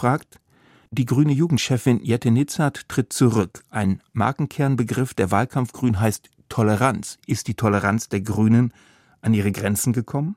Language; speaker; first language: German; native; German